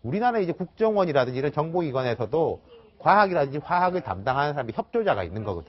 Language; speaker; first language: Korean; native; Korean